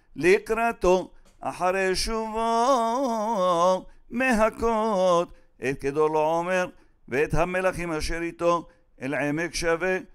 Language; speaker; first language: Hebrew; native; Hebrew